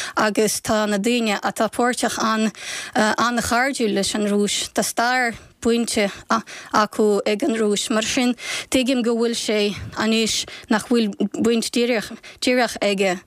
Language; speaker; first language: Irish; non-native, fluent; Ukrainian